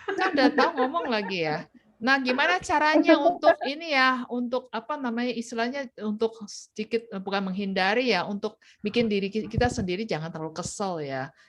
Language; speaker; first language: Indonesian; native; Indonesian